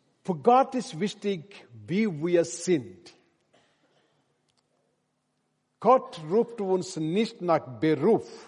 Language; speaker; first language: German; non-native, learner; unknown